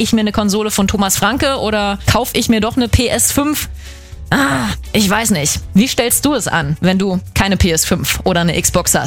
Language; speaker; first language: German; native; German